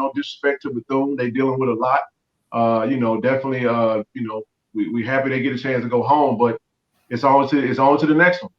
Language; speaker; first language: English; native; English